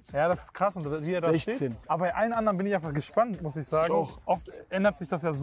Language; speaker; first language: German; native; German